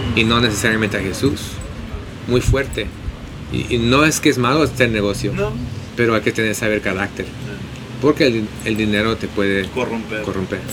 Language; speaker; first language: Spanish; native; Spanish